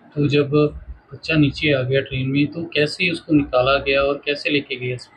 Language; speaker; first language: Hindi; non-native, local second language; Punjabi